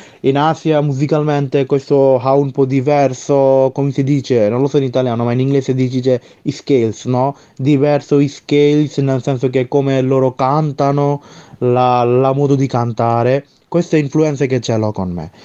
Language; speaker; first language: Italian; non-native, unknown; Bangla